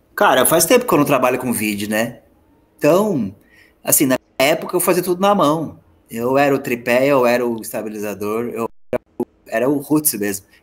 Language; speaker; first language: Portuguese; native; Portuguese